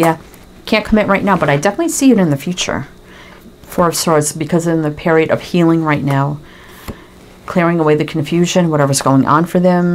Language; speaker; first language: English; native; English